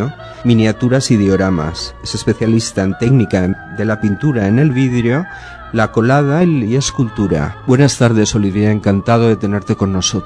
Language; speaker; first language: Spanish; native; Spanish